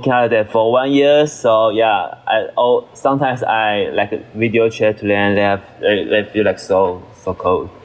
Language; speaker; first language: English; non-native, learner; Chinese